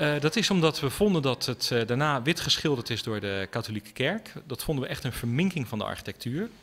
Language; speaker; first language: Dutch; native; Dutch